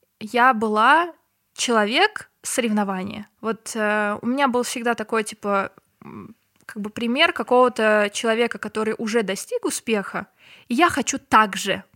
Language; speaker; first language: Russian; non-native, local second language; Turkmen